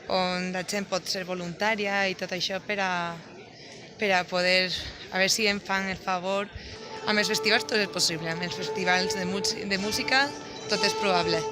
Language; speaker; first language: Catalan; non-native, local second language; Spanish